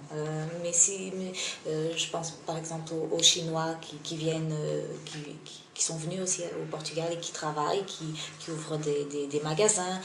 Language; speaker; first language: French; non-native, fluent; Portuguese